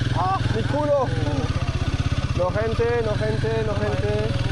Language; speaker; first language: Spanish; non-native, learner; French